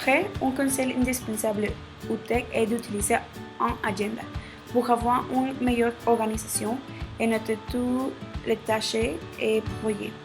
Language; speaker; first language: French; non-native, learner; Spanish